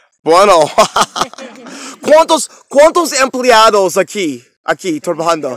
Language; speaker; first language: Spanish; non-native, learner; English